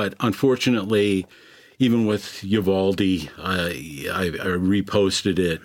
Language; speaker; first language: English; native; English